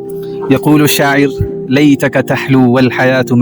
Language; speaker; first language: Arabic; non-native, fluent; Urdu